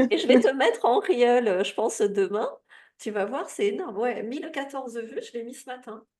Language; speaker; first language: French; native; French